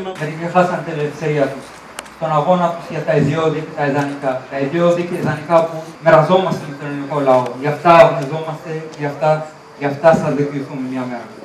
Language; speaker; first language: Greek; non-native, fluent; Arabic